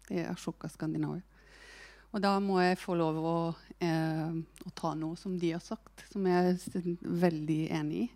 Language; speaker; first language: Norwegian; non-native, fluent; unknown